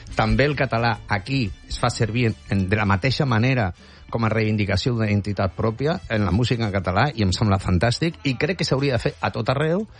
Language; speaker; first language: Catalan; non-native, fluent; Spanish